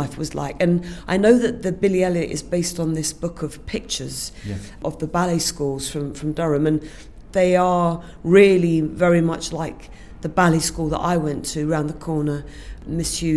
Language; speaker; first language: English; native; English